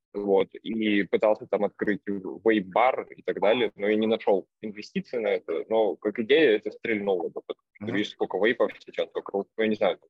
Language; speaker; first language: Russian; native; Russian